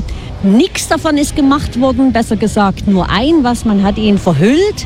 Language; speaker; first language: German; native; German